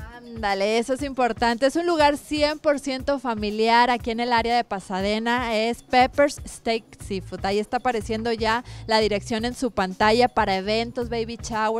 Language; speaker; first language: Spanish; native; Spanish